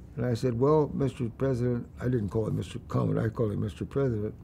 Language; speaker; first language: English; native; English